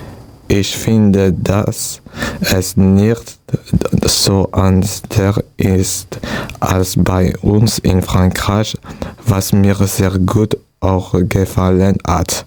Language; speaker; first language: German; non-native, learner; French